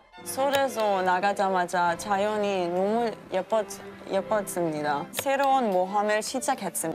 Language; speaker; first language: Korean; non-native, learner; German